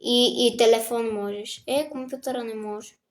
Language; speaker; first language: Bulgarian; native; Bulgarian